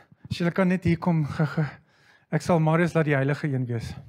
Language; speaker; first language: Afrikaans; non-native, fluent; English